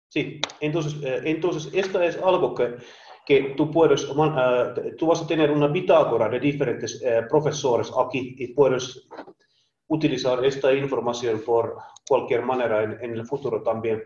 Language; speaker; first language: Spanish; non-native, learner; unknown